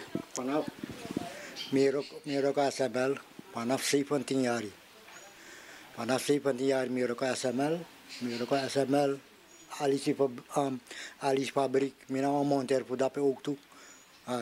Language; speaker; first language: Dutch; non-native, local second language; Sranan Tongo